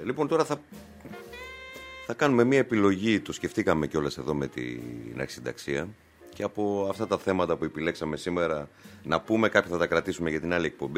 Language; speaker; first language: Greek; native; Greek